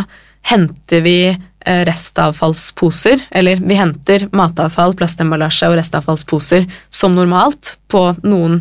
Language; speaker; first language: Norwegian; native; Norwegian